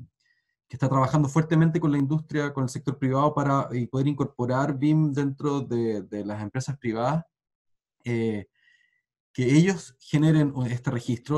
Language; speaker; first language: Spanish; native; Spanish